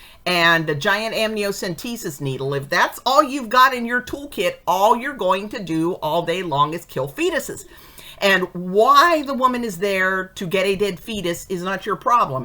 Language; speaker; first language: English; native; English